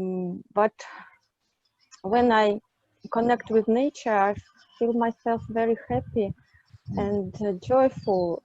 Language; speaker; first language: English; non-native, fluent; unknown